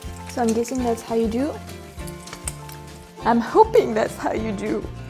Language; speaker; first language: English; non-native, fluent; French